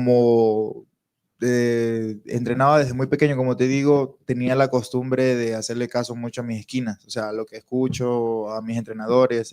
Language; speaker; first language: Spanish; native; Spanish